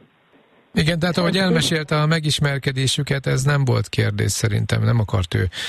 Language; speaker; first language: Hungarian; native; Hungarian